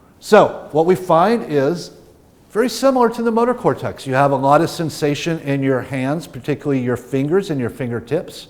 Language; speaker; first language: English; native; English